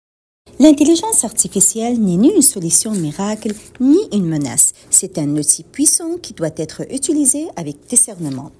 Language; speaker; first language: French; native; French